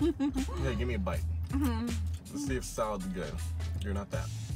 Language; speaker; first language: English; native; English